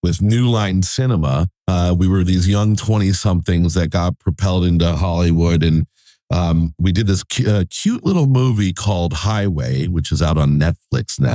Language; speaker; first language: English; native; English